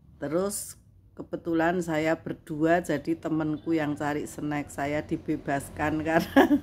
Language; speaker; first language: Indonesian; non-native, local second language; Javanese